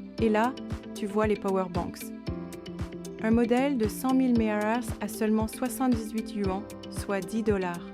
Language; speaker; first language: French; non-native, fluent; Chinese